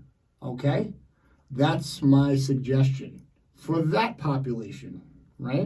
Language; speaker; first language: English; native; English